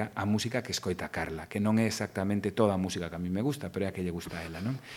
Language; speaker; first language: Galician; native; Galician